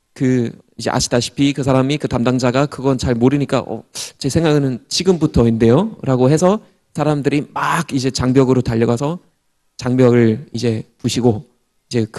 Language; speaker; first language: Korean; non-native, fluent; German